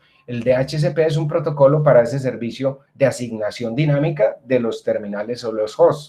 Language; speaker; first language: Spanish; native; Spanish